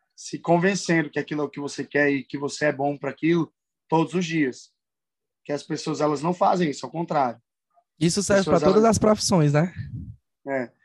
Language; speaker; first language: Portuguese; native; Portuguese